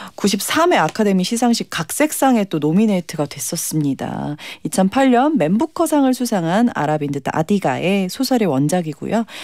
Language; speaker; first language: Korean; native; Korean